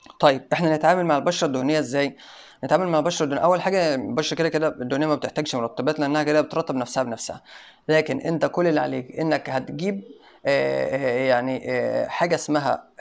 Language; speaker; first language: Arabic; native; Arabic